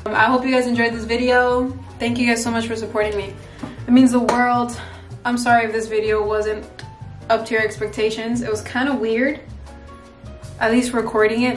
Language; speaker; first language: English; early bilingual, other home language; Spanish